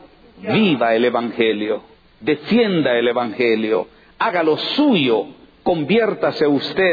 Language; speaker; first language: Spanish; native; Spanish